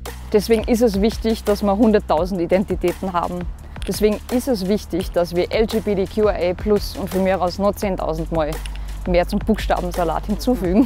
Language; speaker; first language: German; native; German